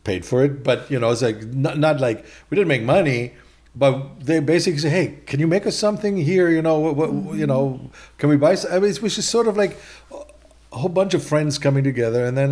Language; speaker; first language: English; non-native, fluent; German